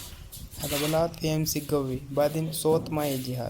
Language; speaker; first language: Arabic; non-native, local second language; Hindi